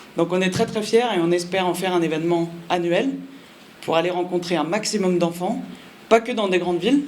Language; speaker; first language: French; native; French